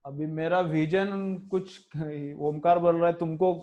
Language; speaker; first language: Hindi; non-native, local second language; Marathi